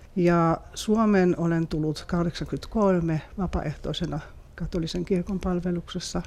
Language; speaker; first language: Finnish; non-native, fluent; French